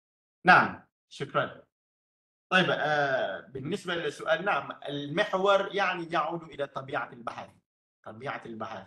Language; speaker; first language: Arabic; non-native, fluent; Malay